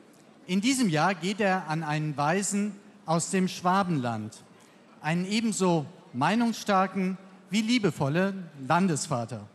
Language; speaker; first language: German; native; German